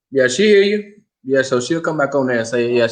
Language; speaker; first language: English; native; English